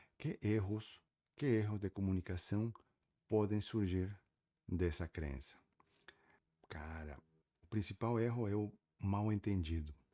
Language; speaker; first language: Portuguese; non-native, fluent; Spanish